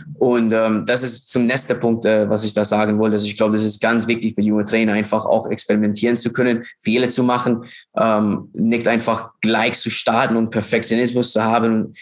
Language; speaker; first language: German; non-native, fluent; English